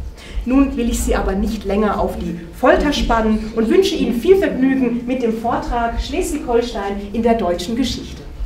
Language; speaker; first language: German; native; German